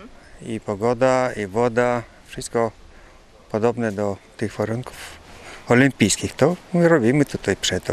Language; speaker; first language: Polish; non-native, fluent; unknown